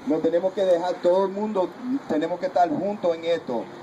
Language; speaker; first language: Spanish; early bilingual, heritage; Spanish